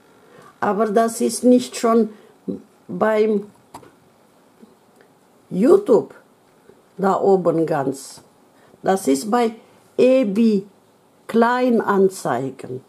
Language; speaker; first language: German; non-native, learner; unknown